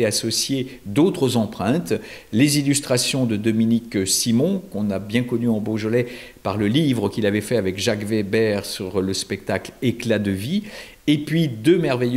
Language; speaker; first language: French; native; French